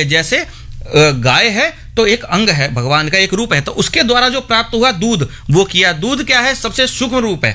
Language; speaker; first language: Hindi; native; Hindi